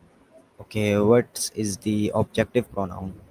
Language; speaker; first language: English; non-native, learner; Urdu